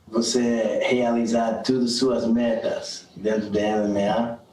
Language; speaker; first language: Portuguese; non-native, learner; English